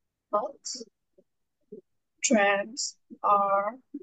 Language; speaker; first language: English; non-native, learner; Vietnamese